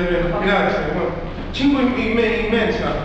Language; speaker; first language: Italian; non-native, learner; Spanish